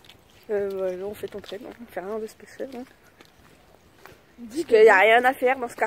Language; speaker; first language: French; native; French